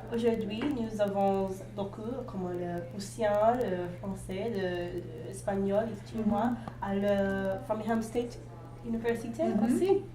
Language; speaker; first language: French; non-native, learner; English